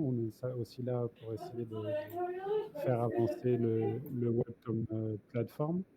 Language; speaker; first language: French; native; French